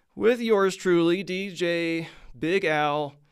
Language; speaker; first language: English; native; English